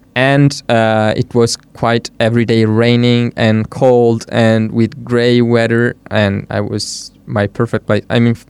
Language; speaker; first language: English; non-native, fluent; Italian